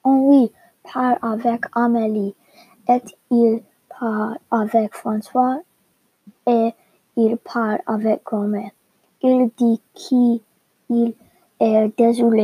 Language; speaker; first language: French; non-native, learner; English